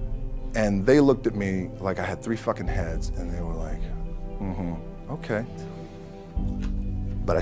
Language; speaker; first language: English; native; English